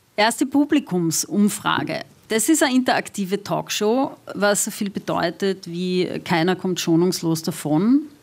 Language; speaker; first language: German; native; German